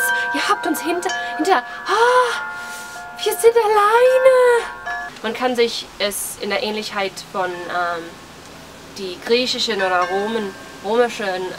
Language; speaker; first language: German; early bilingual, heritage; English